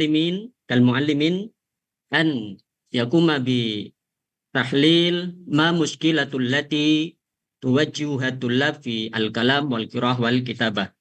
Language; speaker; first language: Arabic; non-native, fluent; Indonesian